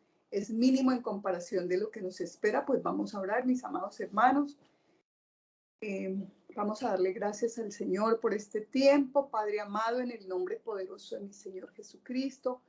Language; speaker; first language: Spanish; native; Spanish